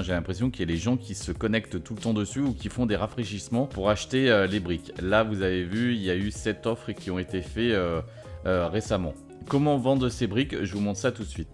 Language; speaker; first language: French; native; French